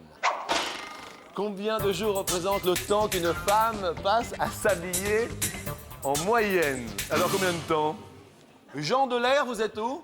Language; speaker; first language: French; native; French